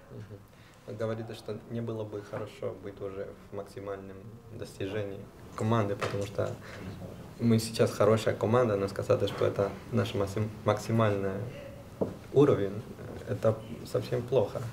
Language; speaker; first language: Russian; non-native, learner; Spanish